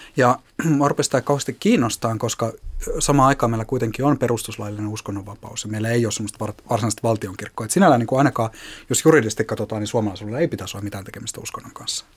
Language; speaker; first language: Finnish; native; Finnish